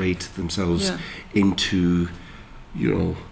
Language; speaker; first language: English; native; English